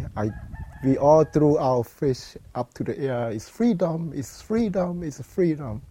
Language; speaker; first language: English; non-native, fluent; Khmer